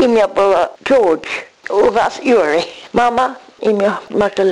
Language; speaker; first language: Ukrainian; early bilingual, heritage; English